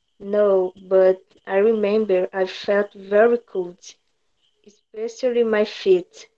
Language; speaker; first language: English; non-native, learner; Portuguese